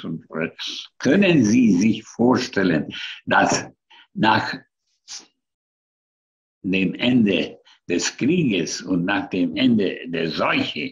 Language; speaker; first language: German; non-native, fluent; Hungarian